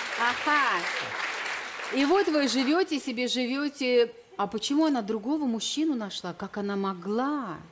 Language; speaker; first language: Russian; native; Russian